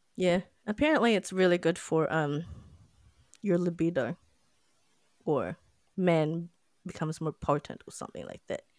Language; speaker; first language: English; non-native, local second language; Filipino